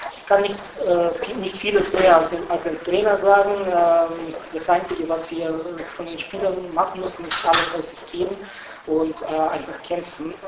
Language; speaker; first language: German; non-native, fluent; Bulgarian